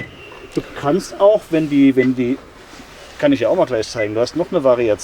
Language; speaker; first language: German; native; German